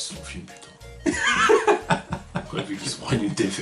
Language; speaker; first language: French; native; French